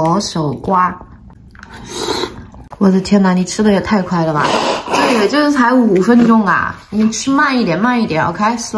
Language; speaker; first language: Chinese; native; Chinese